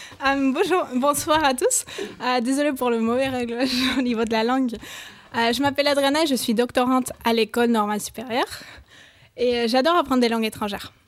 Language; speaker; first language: French; non-native, fluent; Spanish